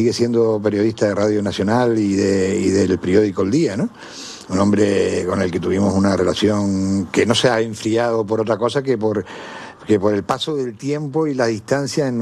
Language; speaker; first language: Spanish; native; Spanish